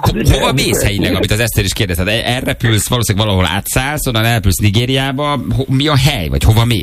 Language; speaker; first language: Hungarian; native; Hungarian